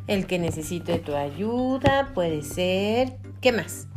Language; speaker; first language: Spanish; native; Spanish